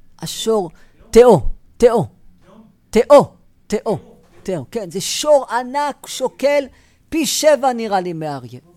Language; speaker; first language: Hebrew; native; Hebrew